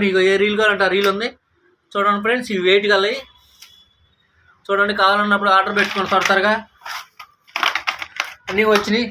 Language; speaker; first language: Telugu; native; Telugu